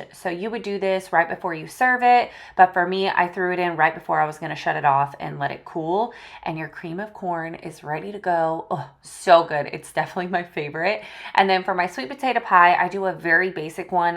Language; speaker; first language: English; native; English